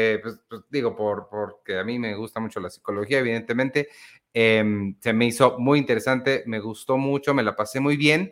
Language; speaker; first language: Spanish; native; Spanish